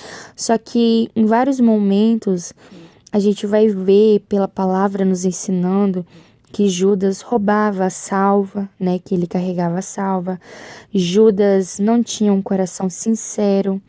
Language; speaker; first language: Portuguese; native; Portuguese